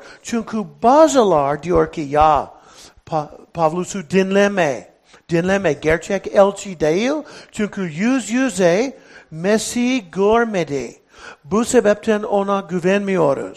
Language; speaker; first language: Turkish; non-native, fluent; English